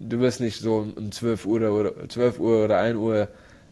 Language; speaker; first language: German; non-native, learner; Arabic